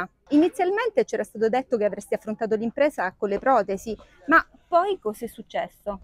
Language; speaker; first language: Italian; native; Italian